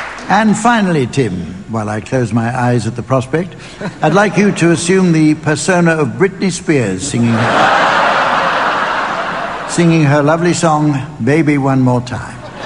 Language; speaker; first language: English; native; English